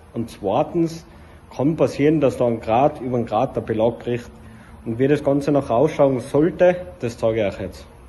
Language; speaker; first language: German; native; German